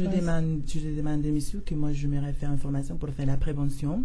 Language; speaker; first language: French; non-native, learner; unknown